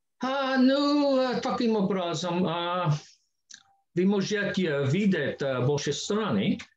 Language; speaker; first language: Russian; non-native, learner; English